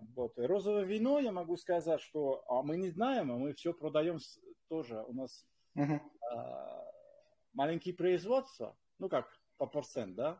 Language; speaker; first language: Russian; non-native, fluent; French